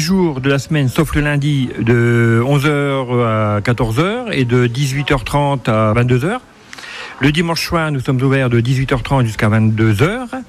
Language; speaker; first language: French; native; French